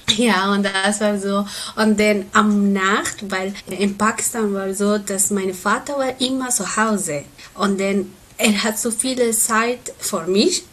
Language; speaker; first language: German; non-native, learner; Persian